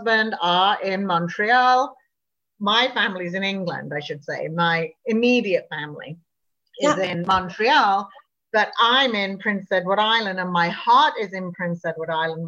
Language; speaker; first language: English; native; English